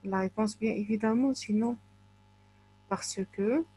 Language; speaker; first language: French; non-native, local second language; Arabic